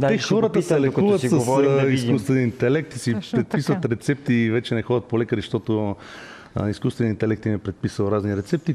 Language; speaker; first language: Bulgarian; native; Bulgarian